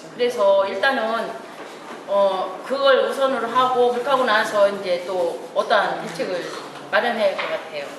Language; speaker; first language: Korean; native; Korean